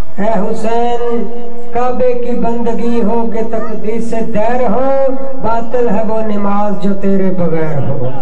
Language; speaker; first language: Urdu; non-native, local second language; Punjabi